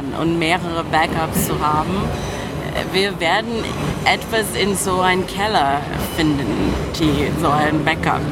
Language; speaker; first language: German; non-native, fluent; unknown